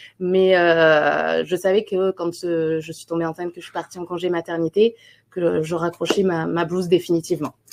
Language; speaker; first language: French; native; French